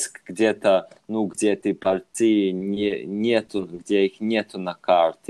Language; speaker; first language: Russian; non-native, fluent; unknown